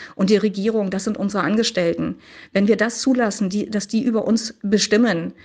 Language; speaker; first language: German; native; German